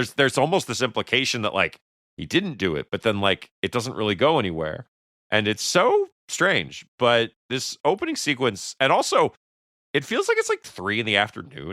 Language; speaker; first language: English; native; English